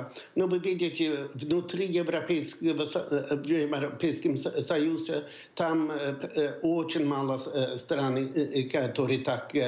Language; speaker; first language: Russian; non-native, fluent; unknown